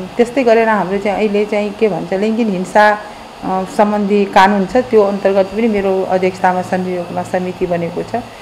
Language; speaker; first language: Nepali; non-native, local second language; Maithili